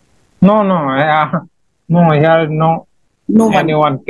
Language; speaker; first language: English; non-native, learner; Bangla